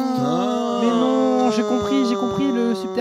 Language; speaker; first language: French; native; French